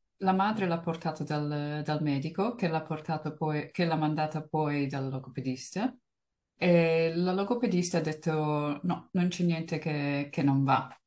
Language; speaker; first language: Italian; early bilingual, heritage; Italian